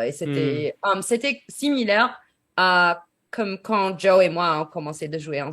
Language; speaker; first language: French; non-native, learner; English